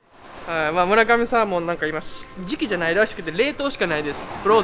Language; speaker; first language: Japanese; native; Japanese